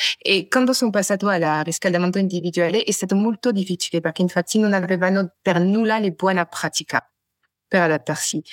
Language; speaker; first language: Italian; non-native, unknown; French